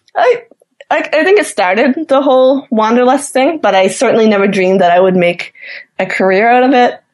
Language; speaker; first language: English; native; English